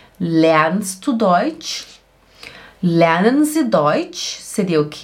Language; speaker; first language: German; non-native, fluent; Portuguese